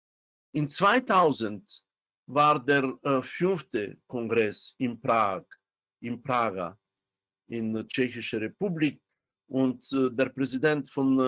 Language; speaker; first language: German; non-native, fluent; Romany